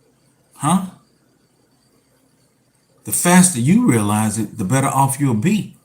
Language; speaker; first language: English; native; English